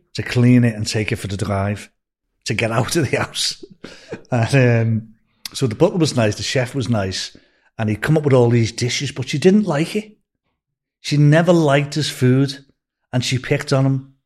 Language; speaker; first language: English; native; English